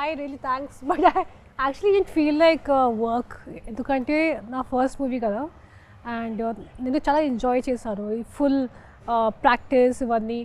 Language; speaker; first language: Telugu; non-native, fluent; Hindi